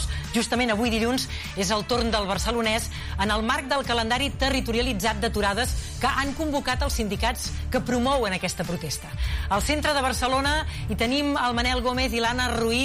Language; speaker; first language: Catalan; native; Catalan